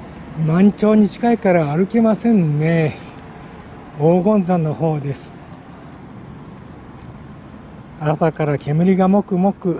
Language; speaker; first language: Japanese; native; Japanese